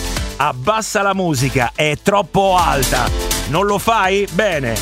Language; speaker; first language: Italian; native; Italian